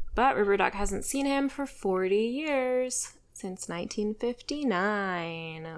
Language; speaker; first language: English; native; English